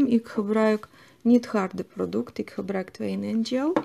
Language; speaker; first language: Dutch; non-native, learner; Russian